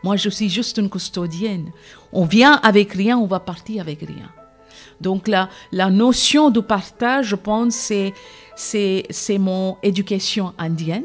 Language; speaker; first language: French; non-native, fluent; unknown